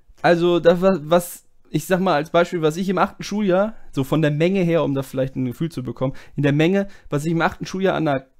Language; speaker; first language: German; native; German